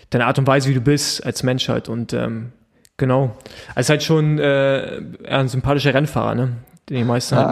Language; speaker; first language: German; native; German